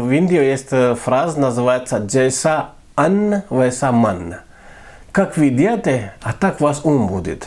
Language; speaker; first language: Russian; non-native, learner; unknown